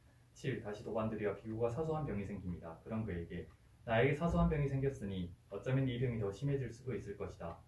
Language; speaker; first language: Korean; native; Korean